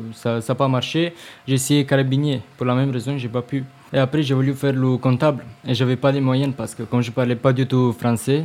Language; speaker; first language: French; non-native, learner; Romanian